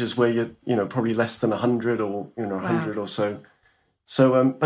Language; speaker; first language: English; native; English